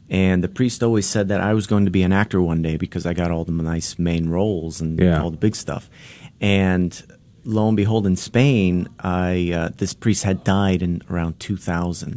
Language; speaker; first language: English; early bilingual, other home language; Polish